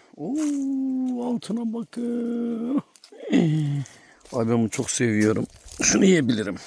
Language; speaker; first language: Turkish; native; Turkish